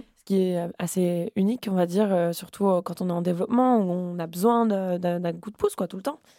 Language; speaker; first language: French; native; French